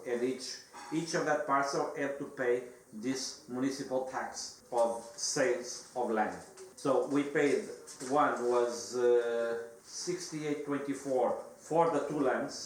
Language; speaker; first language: English; non-native, fluent; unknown